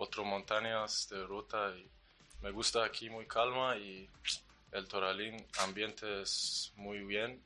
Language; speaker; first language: Spanish; non-native, learner; Persian